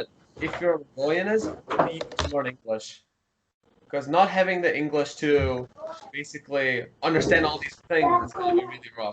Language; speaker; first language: English; early bilingual, heritage; Mongolian